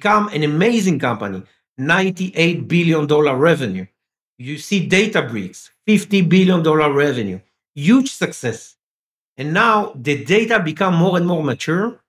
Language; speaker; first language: English; non-native, fluent; French